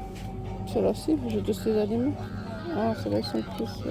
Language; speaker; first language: French; native; French